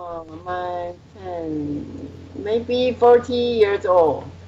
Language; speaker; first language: English; non-native, learner; Chinese